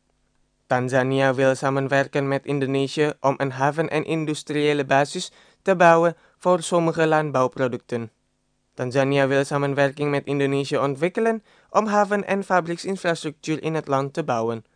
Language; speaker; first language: Dutch; non-native, fluent; Indonesian